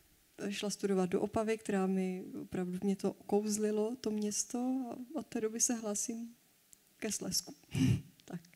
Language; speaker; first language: Czech; native; Czech